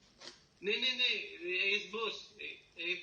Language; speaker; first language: Dutch; non-native, learner; French